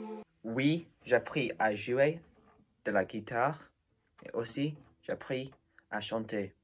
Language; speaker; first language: French; non-native, learner; English